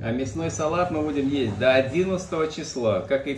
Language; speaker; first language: Russian; native; Russian